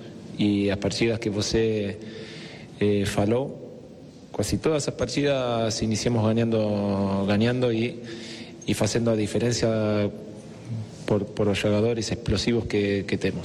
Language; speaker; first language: Portuguese; non-native, fluent; Spanish